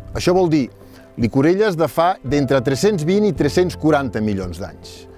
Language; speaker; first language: Catalan; native; Catalan